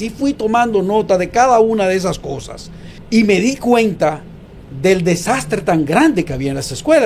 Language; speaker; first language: Spanish; native; Spanish